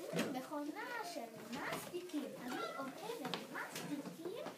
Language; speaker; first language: Hebrew; non-native, learner; English